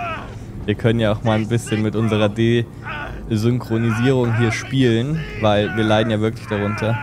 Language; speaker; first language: German; native; German